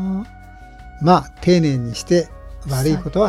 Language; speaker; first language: Japanese; native; Japanese